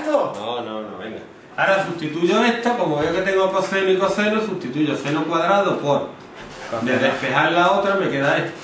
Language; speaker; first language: Spanish; native; Spanish